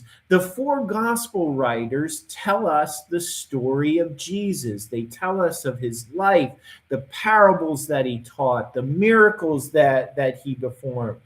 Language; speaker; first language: English; native; English